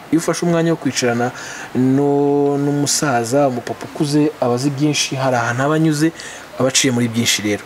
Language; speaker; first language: Kinyarwanda; native; Kinyarwanda